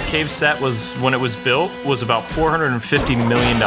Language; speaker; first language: English; native; English